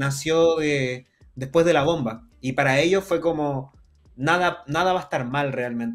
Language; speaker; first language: Spanish; native; Spanish